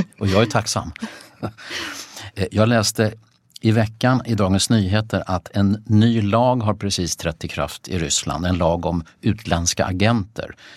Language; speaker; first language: Swedish; native; Swedish